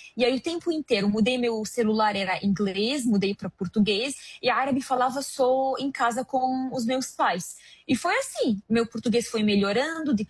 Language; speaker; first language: Portuguese; non-native, fluent; Arabic